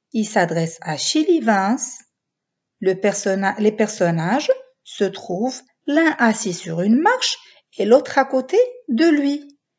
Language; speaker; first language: French; non-native, local second language; Arabic